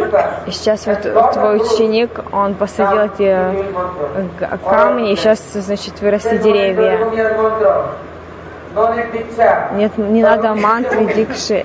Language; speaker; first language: Russian; non-native, fluent; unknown